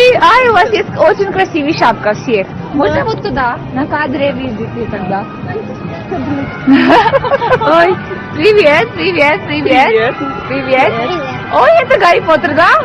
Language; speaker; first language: Russian; non-native, learner; Hindi